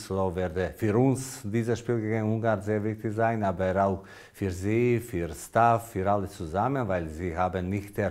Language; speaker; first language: German; non-native, learner; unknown